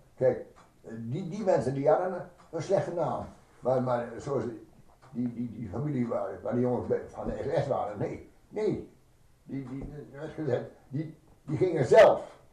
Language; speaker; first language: Dutch; native; Dutch